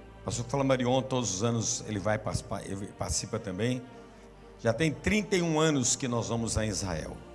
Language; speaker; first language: Portuguese; native; Portuguese